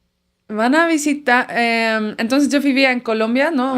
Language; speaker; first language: Spanish; non-native, fluent; Dutch